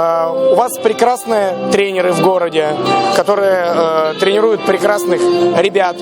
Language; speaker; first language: Russian; native; Russian